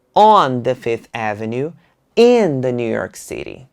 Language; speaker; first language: English; non-native, fluent; Portuguese